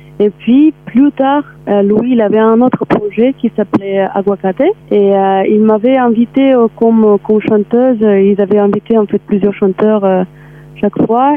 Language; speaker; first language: French; non-native, fluent; Armenian